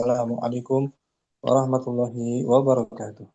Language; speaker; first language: Indonesian; native; Indonesian